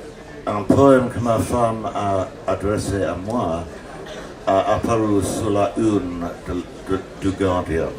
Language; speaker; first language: French; non-native, fluent; English